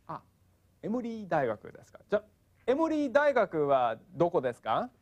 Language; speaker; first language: Japanese; non-native, fluent; English